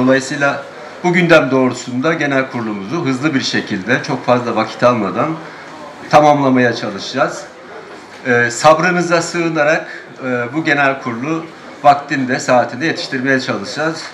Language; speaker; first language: Turkish; native; Turkish